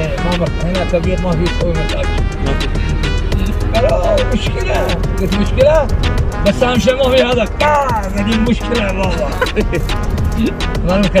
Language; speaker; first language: Arabic; non-native, learner; Filipino